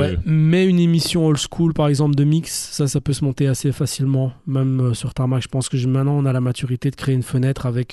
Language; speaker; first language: French; native; French